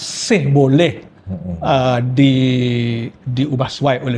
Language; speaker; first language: Malay; native; Malay